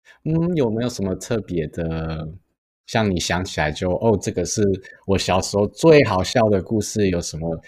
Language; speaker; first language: Chinese; early bilingual, heritage; Chinese